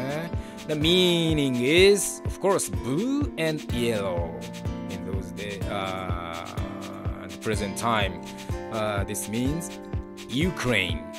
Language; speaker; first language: English; non-native, learner; Japanese